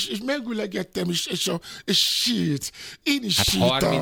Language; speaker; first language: Hungarian; non-native, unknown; Yoruba